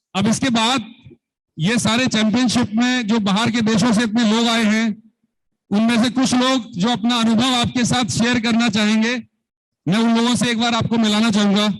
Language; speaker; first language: Hindi; native; Hindi